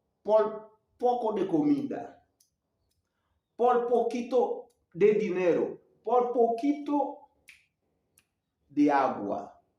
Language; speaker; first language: Spanish; non-native, learner; Haitian Creole